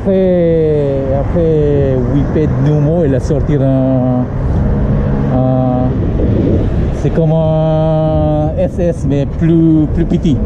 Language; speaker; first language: French; non-native, learner; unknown